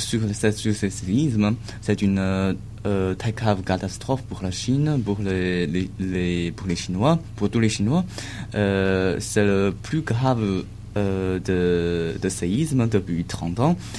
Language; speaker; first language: French; non-native, learner; Chinese